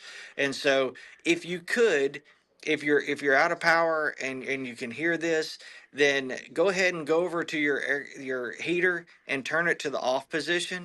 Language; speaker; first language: English; native; English